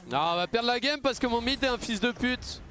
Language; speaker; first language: French; native; French